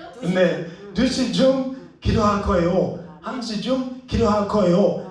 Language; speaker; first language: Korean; non-native, learner; English